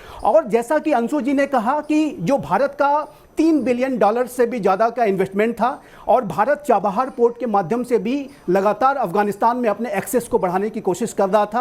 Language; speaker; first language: Hindi; native; Hindi